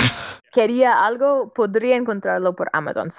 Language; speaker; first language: Spanish; non-native, fluent; English